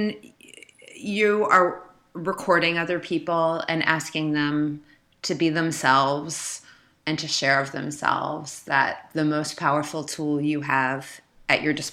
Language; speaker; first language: English; native; English